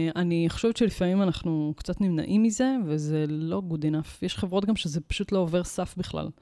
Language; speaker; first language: Hebrew; native; Hebrew